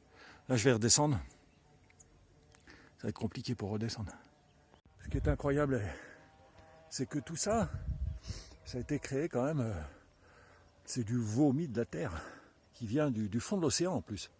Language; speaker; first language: French; native; French